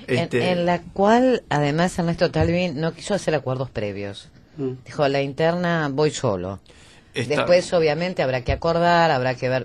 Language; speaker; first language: Spanish; native; Spanish